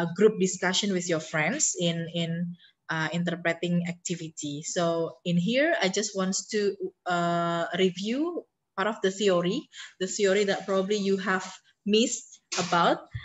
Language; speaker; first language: English; non-native, fluent; Indonesian